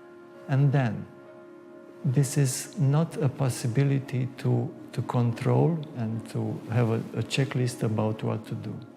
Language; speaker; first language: English; non-native, fluent; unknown